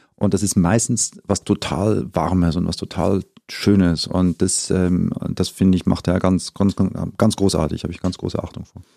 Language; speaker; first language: German; native; German